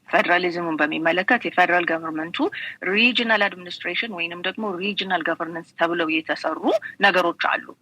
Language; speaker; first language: Amharic; native; Amharic